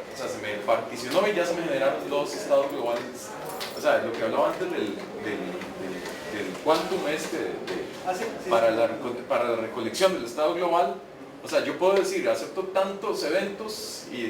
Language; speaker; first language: Spanish; native; Spanish